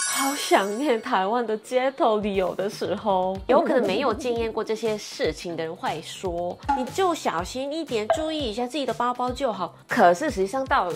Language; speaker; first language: Chinese; non-native, fluent; Korean